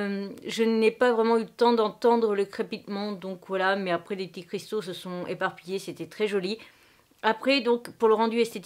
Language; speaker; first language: French; native; French